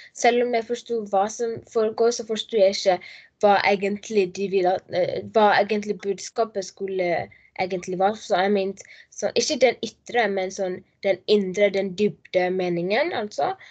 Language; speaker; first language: Norwegian; non-native, learner; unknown